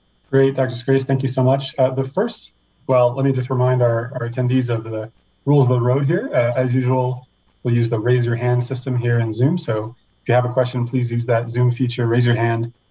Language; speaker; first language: English; native; English